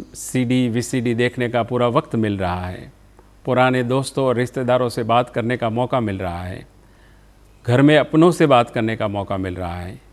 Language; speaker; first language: Hindi; non-native, local second language; Gujarati